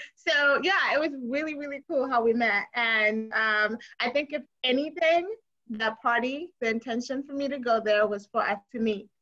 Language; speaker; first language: English; non-native, local second language; Shona